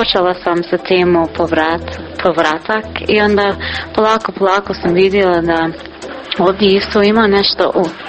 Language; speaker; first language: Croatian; non-native, learner; English